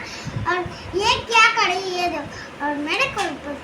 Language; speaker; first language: Hindi; non-native, local second language; Bangla